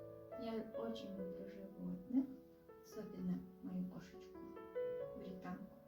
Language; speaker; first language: Russian; non-native, local second language; Kazakh